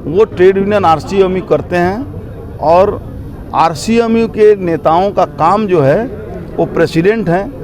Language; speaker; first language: Hindi; non-native, local second language; Bangla